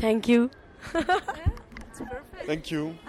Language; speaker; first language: English; non-native, learner; French